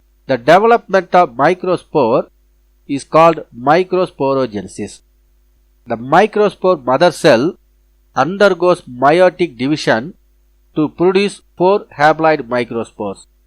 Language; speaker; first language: English; non-native, local second language; Tamil